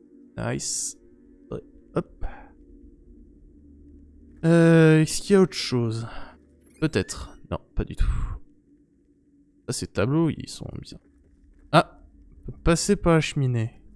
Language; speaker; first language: French; native; French